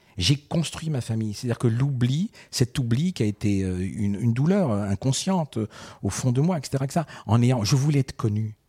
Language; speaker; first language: French; early bilingual, other home language; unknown